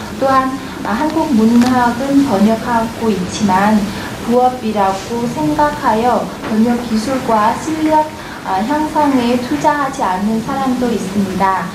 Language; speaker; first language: Korean; non-native, fluent; Vietnamese